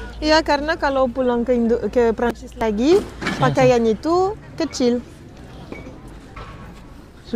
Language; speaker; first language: Indonesian; non-native, learner; Arabic